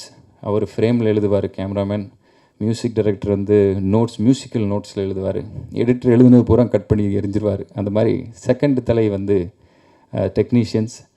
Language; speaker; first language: Tamil; native; Tamil